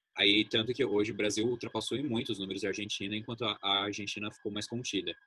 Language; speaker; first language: Portuguese; native; Portuguese